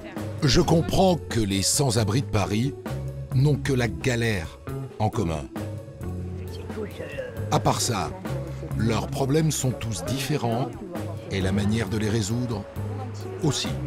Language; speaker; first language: French; native; French